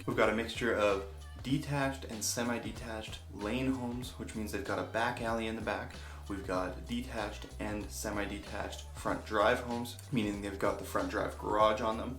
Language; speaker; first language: English; native; English